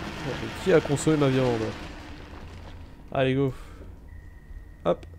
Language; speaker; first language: French; native; French